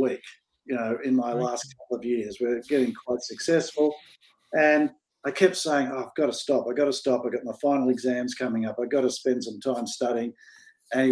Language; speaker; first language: English; native; English